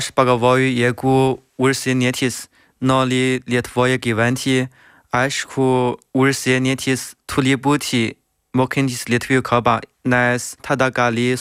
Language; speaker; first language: Lithuanian; non-native, learner; Chinese